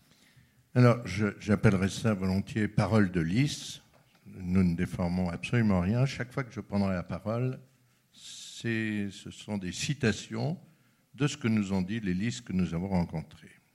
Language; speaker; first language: French; native; French